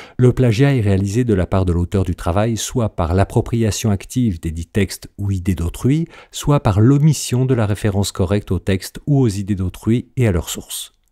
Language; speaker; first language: French; native; French